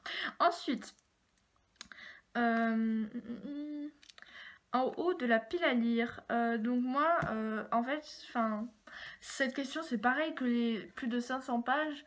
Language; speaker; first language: French; native; French